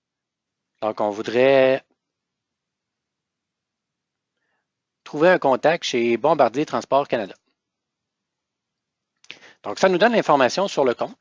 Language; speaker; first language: French; native; French